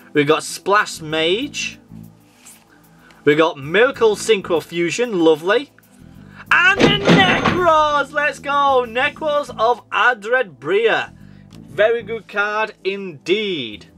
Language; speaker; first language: English; native; English